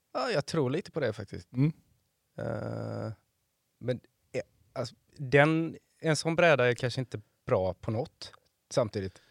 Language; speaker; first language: Swedish; native; Swedish